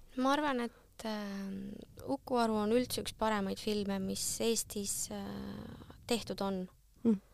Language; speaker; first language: Estonian; native; Estonian